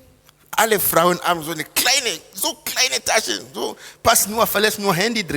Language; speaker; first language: German; non-native, fluent; Lingala